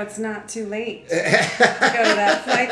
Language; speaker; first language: English; native; English